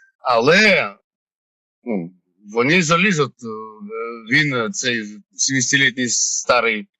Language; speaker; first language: Ukrainian; non-native, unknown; Georgian